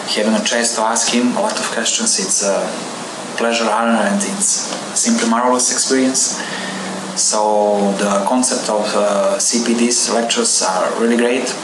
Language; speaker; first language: English; non-native, learner; Serbian